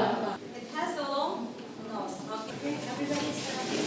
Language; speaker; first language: English; non-native, fluent; Indonesian